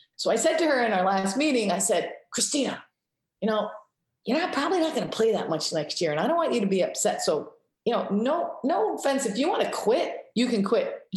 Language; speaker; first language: English; native; English